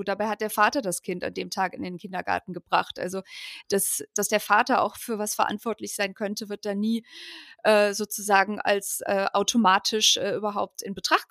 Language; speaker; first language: German; native; German